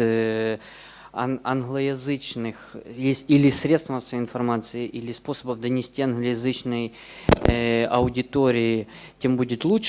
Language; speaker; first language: Ukrainian; native; Ukrainian